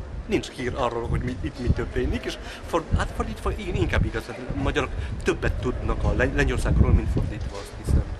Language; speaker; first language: Hungarian; non-native, fluent; Polish